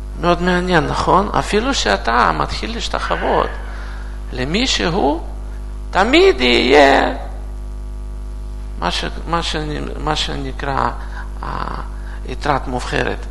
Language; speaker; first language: Hebrew; non-native, learner; Russian